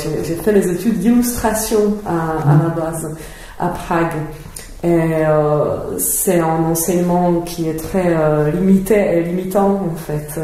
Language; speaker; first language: French; non-native, fluent; Czech